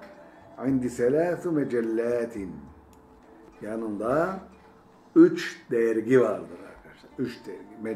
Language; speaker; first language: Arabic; non-native, fluent; Turkish